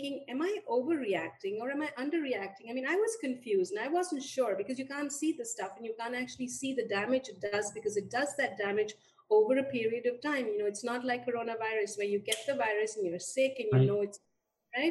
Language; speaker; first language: English; non-native, local second language; Hindi